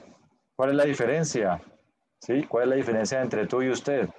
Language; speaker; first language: Spanish; native; Spanish